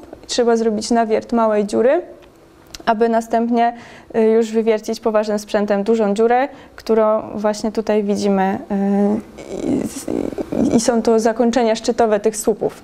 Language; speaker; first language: Polish; native; Polish